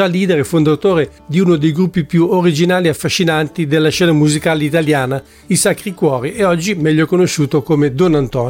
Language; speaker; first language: Italian; native; Italian